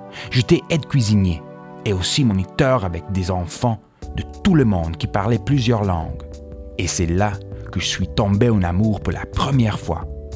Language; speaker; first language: French; non-native, fluent; English